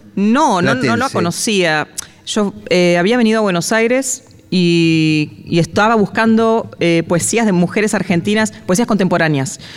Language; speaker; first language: Spanish; native; Spanish